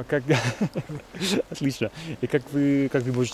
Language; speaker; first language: Russian; non-native, learner; English